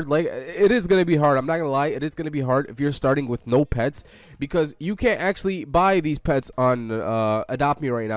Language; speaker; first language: English; native; English